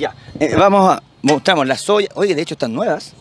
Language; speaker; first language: Spanish; native; Spanish